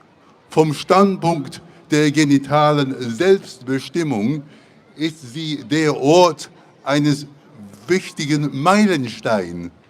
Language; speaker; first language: German; non-native, fluent; English